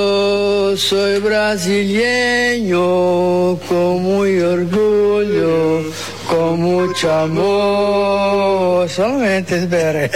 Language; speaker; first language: Spanish; non-native, learner; Portuguese